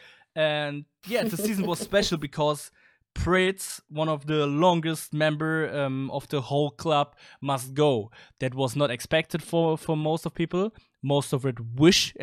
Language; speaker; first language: English; non-native, fluent; German